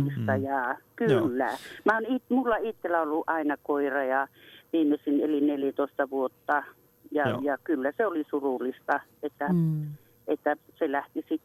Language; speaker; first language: Finnish; native; Finnish